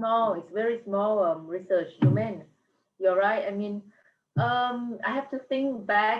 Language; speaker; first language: English; non-native, fluent; Thai